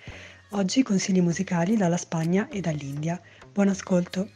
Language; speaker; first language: Italian; native; Italian